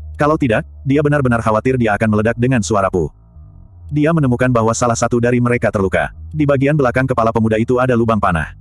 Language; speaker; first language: Indonesian; native; Indonesian